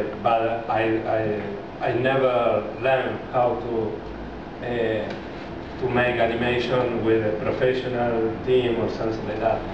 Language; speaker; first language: English; non-native, learner; Spanish